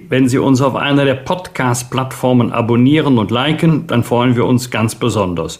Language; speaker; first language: German; native; German